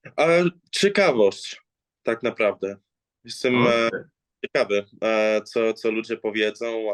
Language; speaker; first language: Polish; early bilingual, heritage; English